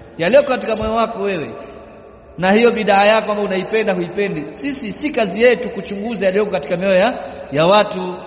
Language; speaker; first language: Swahili; native; Swahili